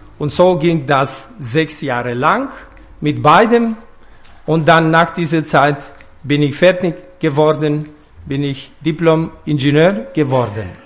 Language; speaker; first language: German; non-native, fluent; Romanian